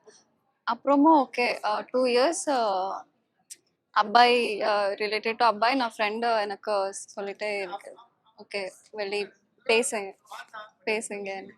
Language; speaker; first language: Tamil; non-native, learner; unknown